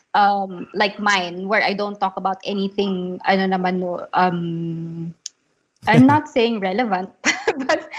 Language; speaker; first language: English; non-native, local second language; Filipino